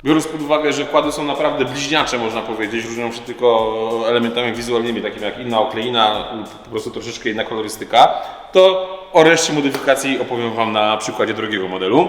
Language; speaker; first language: Polish; native; Polish